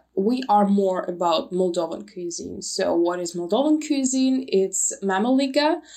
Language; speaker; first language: English; non-native, fluent; Russian